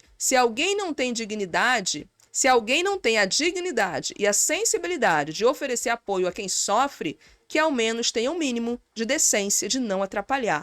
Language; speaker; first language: Portuguese; native; Portuguese